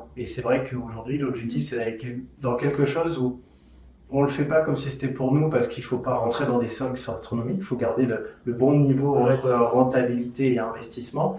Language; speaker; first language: French; native; French